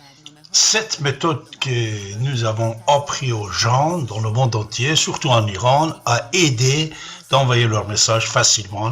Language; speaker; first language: French; non-native, fluent; Persian